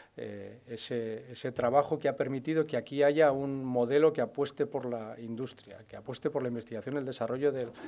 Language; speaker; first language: Spanish; native; Spanish